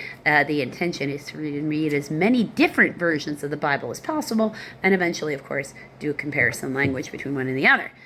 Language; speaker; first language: English; native; English